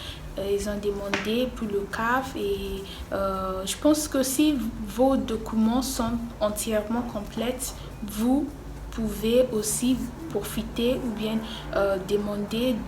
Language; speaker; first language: French; non-native, fluent; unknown